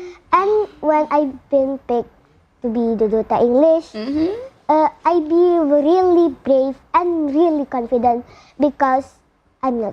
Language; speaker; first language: English; non-native, learner; Indonesian